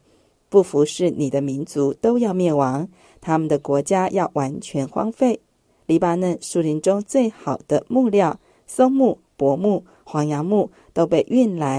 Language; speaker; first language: Chinese; native; Chinese